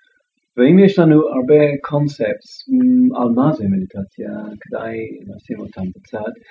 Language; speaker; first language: Hebrew; non-native, fluent; English